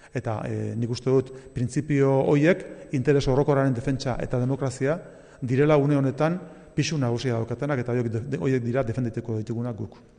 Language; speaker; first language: Basque; native; Basque